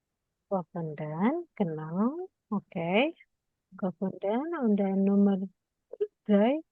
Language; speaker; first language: German; non-native, learner; Indonesian